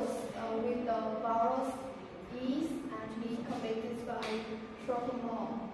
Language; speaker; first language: English; non-native, learner; Vietnamese